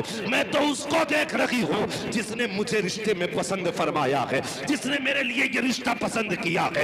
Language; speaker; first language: Urdu; native; Urdu